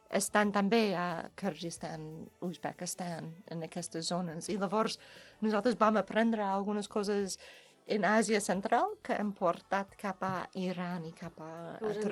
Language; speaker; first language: Catalan; non-native, learner; English